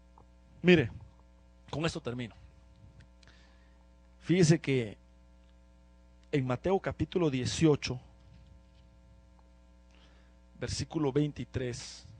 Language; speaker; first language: Spanish; native; Spanish